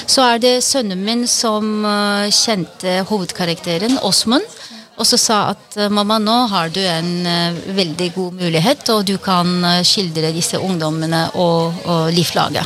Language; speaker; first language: Norwegian; non-native, fluent; Turkish